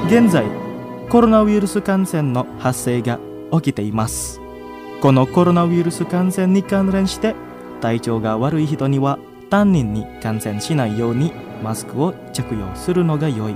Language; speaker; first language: Japanese; non-native, fluent; Indonesian